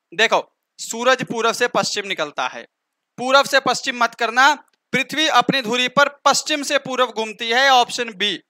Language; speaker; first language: Hindi; native; Hindi